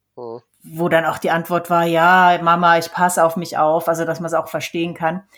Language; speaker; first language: German; native; German